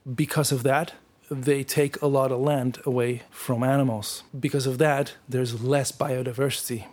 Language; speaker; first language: English; non-native, fluent; Dutch